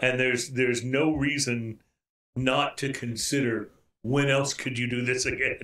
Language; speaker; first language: English; native; English